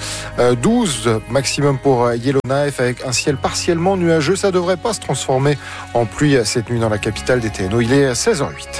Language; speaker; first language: French; native; French